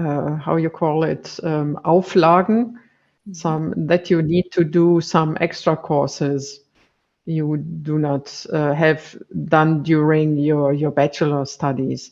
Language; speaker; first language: English; non-native, fluent; German